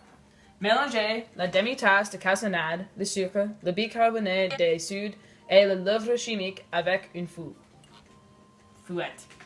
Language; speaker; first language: French; non-native, learner; English